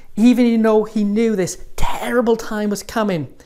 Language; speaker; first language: English; native; English